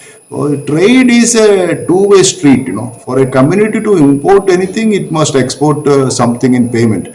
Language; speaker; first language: English; non-native, local second language; Malayalam